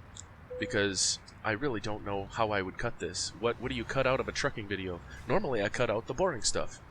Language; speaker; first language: English; native; English